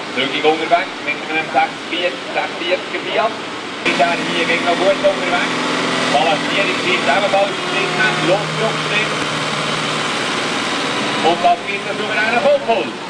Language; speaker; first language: German; native; German